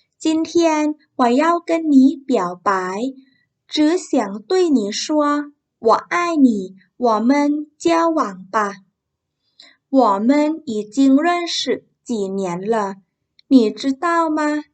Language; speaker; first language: Chinese; non-native, fluent; Thai